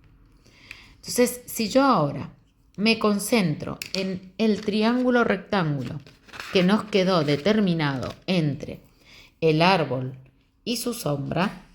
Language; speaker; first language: Spanish; native; Spanish